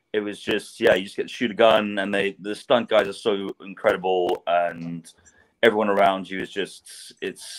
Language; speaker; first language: English; native; English